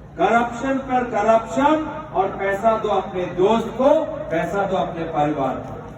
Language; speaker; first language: Hindi; non-native, local second language; Assamese